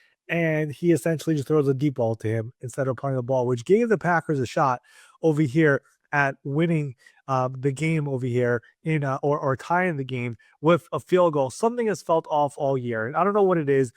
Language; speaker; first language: English; native; English